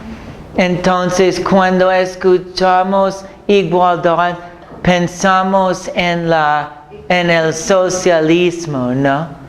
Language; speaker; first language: Spanish; non-native, fluent; English